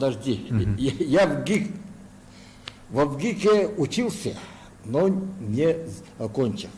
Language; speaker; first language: Russian; non-native, local second language; Yakut